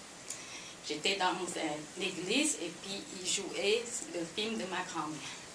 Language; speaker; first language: French; non-native, fluent; Khmer